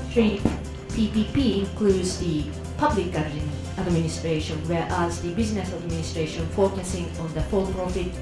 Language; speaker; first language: English; non-native, fluent; Japanese